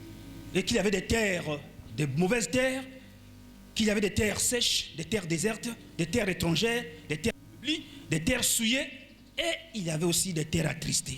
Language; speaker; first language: French; non-native, local second language; Lingala